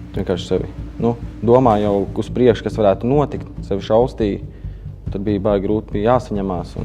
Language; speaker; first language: Latvian; native; Latvian